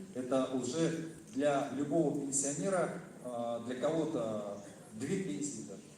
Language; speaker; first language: Russian; native; Russian